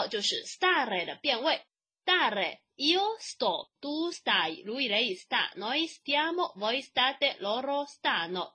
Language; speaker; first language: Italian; non-native, fluent; Chinese